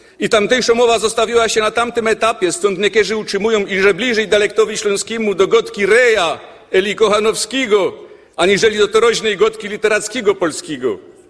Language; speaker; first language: Polish; native; Polish